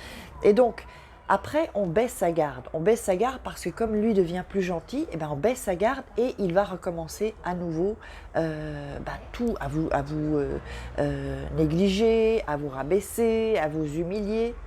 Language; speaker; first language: French; native; French